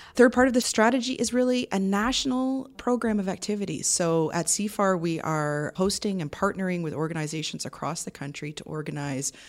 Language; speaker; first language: English; native; English